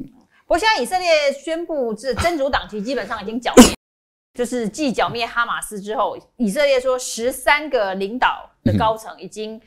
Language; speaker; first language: Chinese; native; Chinese